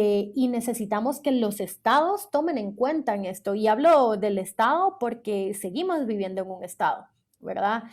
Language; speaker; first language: Spanish; native; Spanish